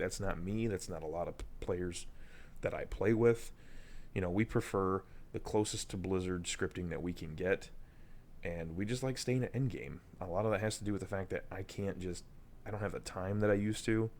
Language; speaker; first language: English; native; English